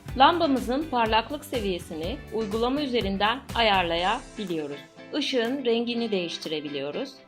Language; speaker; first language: Turkish; native; Turkish